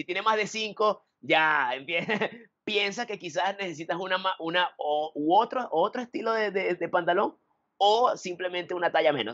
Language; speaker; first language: Spanish; native; Spanish